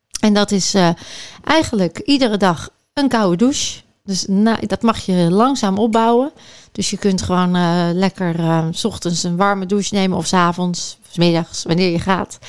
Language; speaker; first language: Dutch; native; Dutch